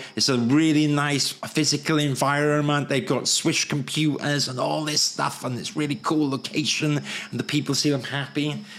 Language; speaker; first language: English; native; English